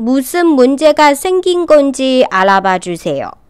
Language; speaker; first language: Korean; non-native, local second language; Chinese